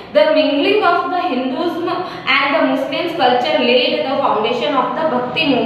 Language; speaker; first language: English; non-native, local second language; Hindi